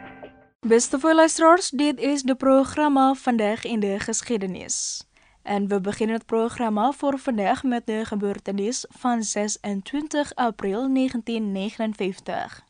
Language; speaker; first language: Dutch; non-native, fluent; Indonesian